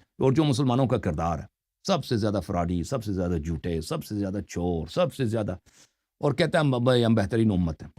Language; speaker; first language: Urdu; non-native, local second language; Saraiki